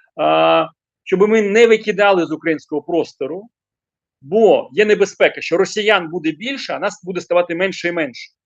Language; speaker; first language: Ukrainian; non-native, local second language; Russian